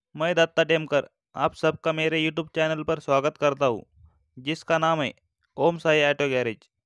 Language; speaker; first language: Hindi; non-native, local second language; Marathi